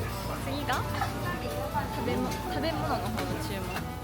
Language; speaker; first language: Japanese; native; Japanese